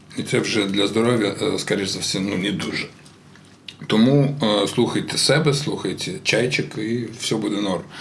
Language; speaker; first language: Ukrainian; non-native, local second language; Russian